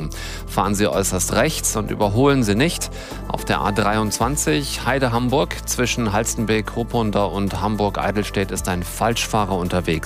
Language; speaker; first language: German; native; German